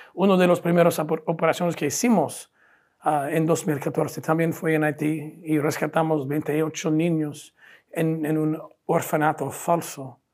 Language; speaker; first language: Spanish; non-native, fluent; English